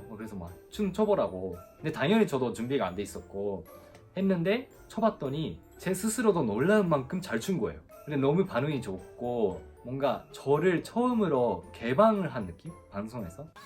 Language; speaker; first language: Korean; non-native, fluent; Japanese